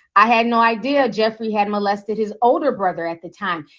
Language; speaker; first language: English; native; English